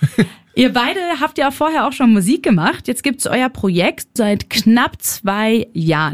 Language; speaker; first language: German; native; German